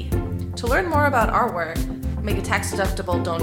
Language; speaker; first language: English; native; English